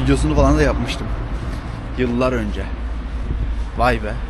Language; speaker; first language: Turkish; native; Turkish